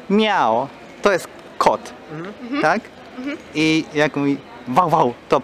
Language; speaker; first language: Polish; non-native, learner; Japanese